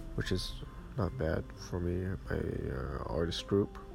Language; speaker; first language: English; non-native, fluent; Arabic